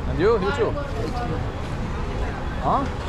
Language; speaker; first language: English; non-native, learner; Arabic